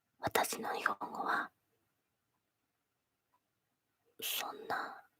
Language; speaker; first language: Japanese; non-native, learner; Spanish